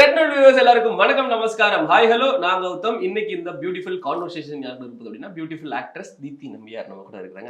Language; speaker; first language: Tamil; native; Tamil